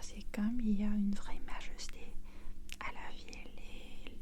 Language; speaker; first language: French; non-native, fluent; English